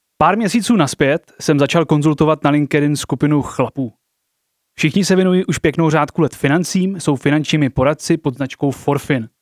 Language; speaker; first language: Czech; native; Czech